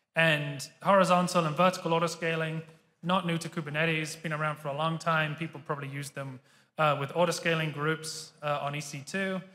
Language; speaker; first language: English; native; English